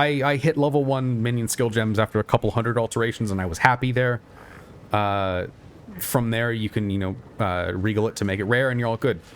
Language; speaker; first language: English; native; English